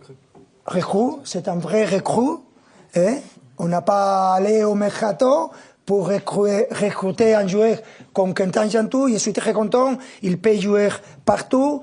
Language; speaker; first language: French; non-native, fluent; Spanish